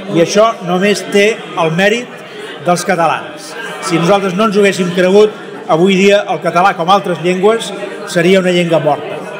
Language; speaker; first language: Catalan; native; Catalan